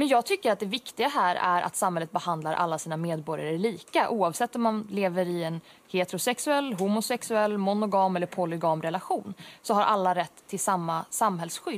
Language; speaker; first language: Swedish; native; Swedish